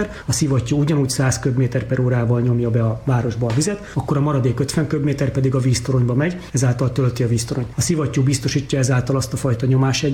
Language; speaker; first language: Hungarian; native; Hungarian